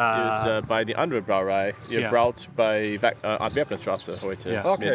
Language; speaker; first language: German; non-native, learner; English